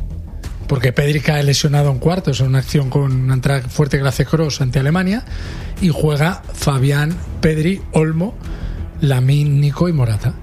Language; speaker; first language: Spanish; native; Spanish